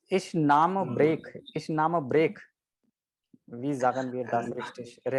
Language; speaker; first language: German; non-native, fluent; Hindi